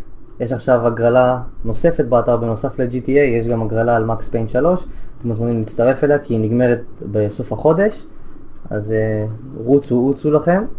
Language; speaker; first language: Hebrew; native; Hebrew